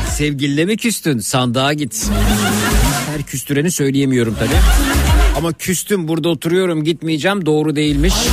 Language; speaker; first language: Turkish; native; Turkish